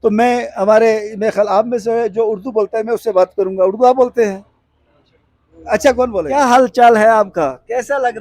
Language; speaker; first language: Hindi; non-native, local second language; Balti